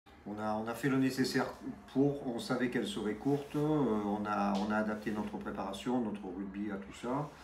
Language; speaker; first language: French; native; French